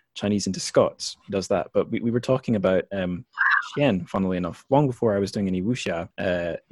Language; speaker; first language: English; native; English